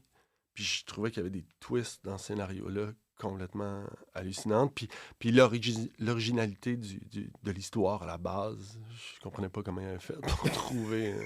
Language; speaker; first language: French; native; French